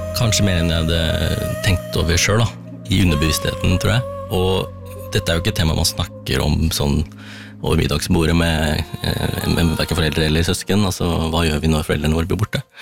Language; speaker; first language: Norwegian; early bilingual, other home language; Tamil